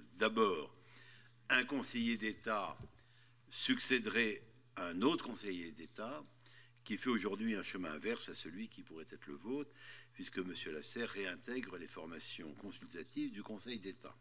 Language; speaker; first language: French; native; French